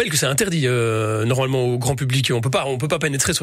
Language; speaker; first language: French; native; French